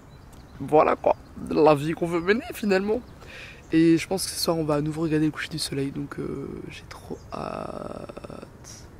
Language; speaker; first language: French; native; French